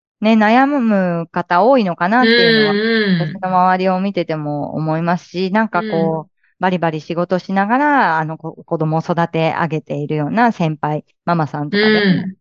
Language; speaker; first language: Japanese; native; Japanese